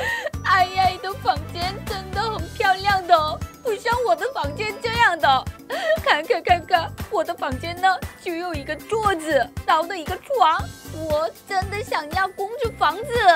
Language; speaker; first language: Chinese; non-native, fluent; Korean